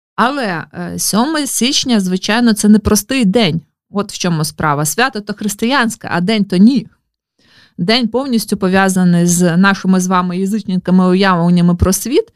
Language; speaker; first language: Ukrainian; non-native, local second language; Russian